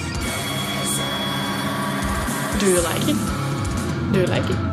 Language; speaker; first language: English; non-native, learner; Russian